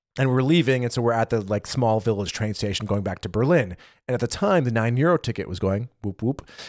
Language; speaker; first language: English; native; English